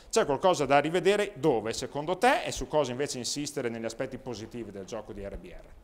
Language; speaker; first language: Italian; native; Italian